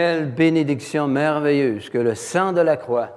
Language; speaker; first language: French; native; French